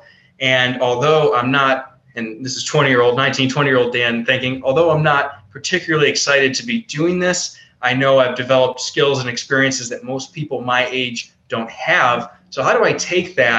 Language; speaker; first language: English; native; English